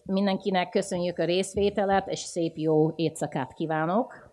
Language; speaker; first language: Hungarian; early bilingual, other home language; English